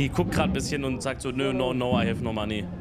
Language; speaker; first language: German; native; German